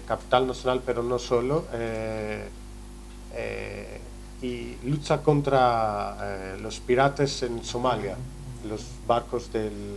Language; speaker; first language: Spanish; non-native, learner; Greek